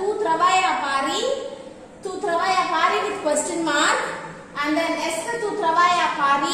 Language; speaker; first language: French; non-native, fluent; Tamil